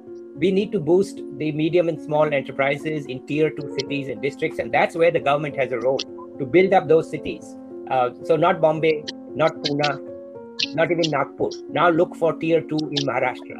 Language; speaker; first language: English; non-native, local second language; Hindi